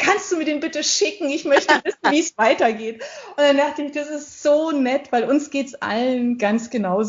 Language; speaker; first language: German; native; German